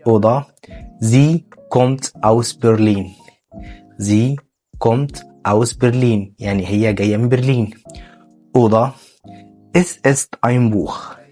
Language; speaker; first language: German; non-native, fluent; Arabic